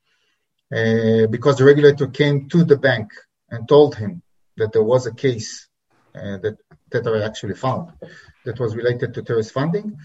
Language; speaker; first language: English; non-native, fluent; Hebrew